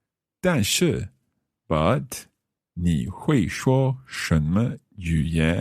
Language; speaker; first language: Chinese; non-native, learner; English